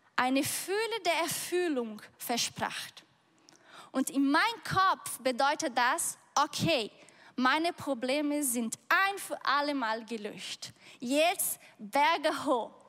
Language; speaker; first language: German; non-native, fluent; Portuguese